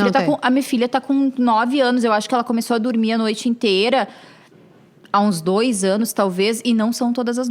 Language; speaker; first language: Portuguese; native; Portuguese